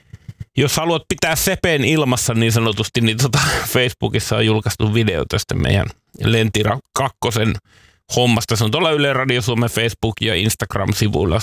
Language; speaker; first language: Finnish; native; Finnish